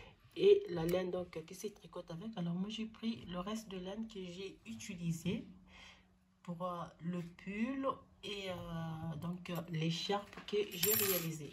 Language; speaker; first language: French; non-native, local second language; Arabic